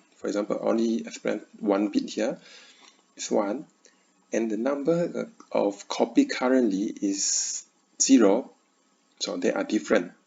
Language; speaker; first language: English; non-native, learner; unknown